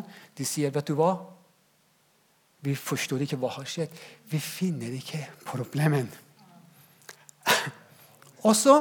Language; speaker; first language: Norwegian; non-native, fluent; Persian